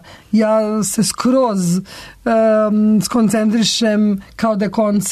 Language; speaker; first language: Serbian; native; Serbian